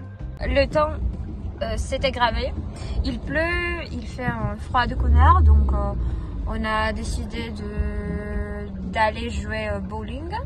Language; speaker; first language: French; non-native, fluent; Russian